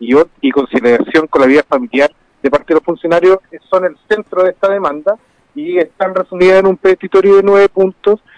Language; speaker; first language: Spanish; native; Spanish